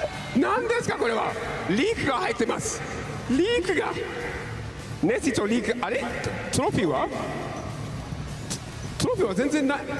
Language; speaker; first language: Japanese; native; Japanese